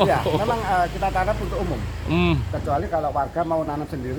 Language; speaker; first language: Indonesian; non-native, local second language; Javanese